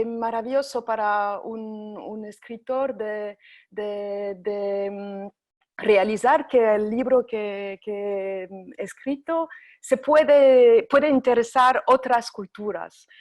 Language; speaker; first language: Spanish; non-native, fluent; French